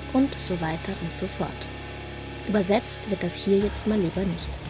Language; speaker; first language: German; native; German